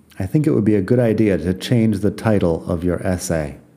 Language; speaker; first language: English; native; English